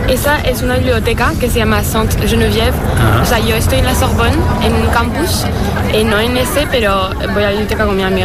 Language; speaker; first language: Spanish; non-native, fluent; French